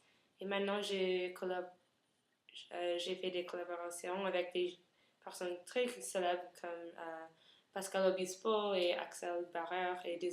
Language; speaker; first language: French; non-native, learner; English